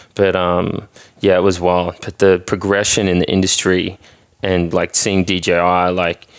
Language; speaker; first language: English; native; English